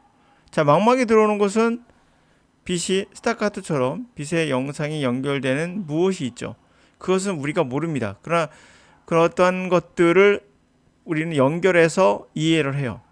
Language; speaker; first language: Korean; native; Korean